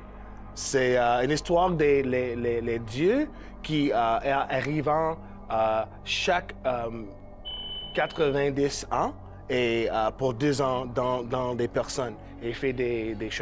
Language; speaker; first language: French; non-native, local second language; English